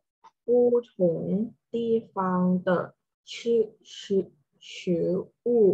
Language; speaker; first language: Chinese; non-native, learner; Thai